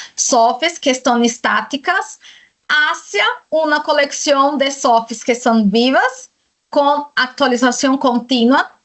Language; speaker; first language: Spanish; non-native, fluent; Portuguese